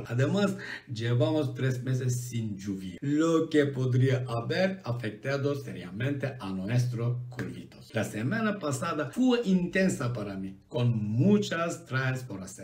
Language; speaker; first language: Spanish; non-native, learner; Turkish